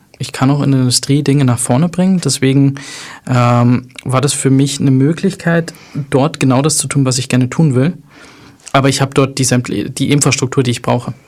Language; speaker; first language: German; native; German